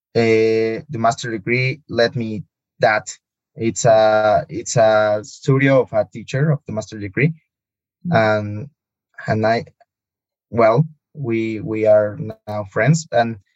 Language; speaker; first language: English; non-native, learner; Spanish